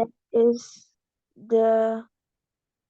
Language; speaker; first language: English; non-native, local second language; Urdu